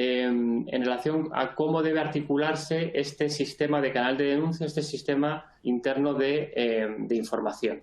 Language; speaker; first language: Spanish; native; Spanish